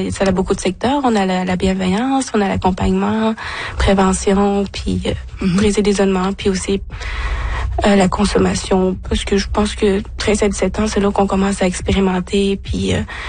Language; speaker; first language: French; non-native, local second language; Innu-aimun